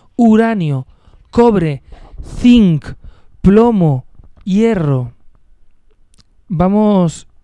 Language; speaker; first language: Spanish; native; Spanish